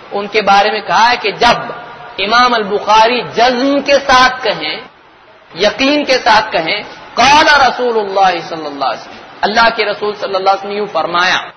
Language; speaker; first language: Urdu; native; Urdu